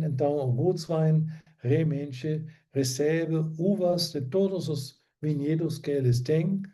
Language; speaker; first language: Portuguese; non-native, fluent; German